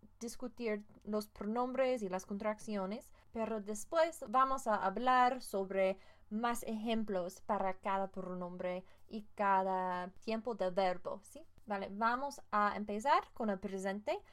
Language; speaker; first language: Spanish; non-native, fluent; English